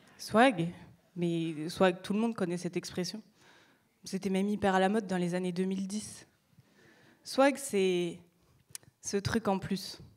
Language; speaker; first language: French; native; French